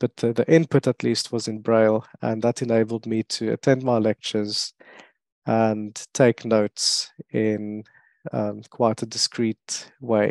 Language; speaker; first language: English; non-native, local second language; French